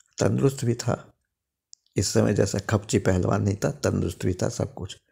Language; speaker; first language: Hindi; non-native, local second language; Bangla